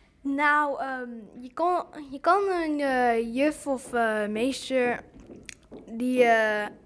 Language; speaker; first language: Dutch; early bilingual, other home language; English